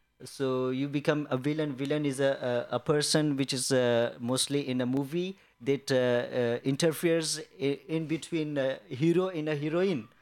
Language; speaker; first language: English; non-native, fluent; Persian